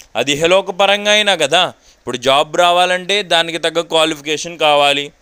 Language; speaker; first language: Telugu; non-native, local second language; Urdu